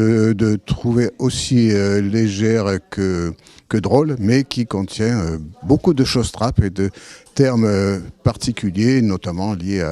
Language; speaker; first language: French; native; French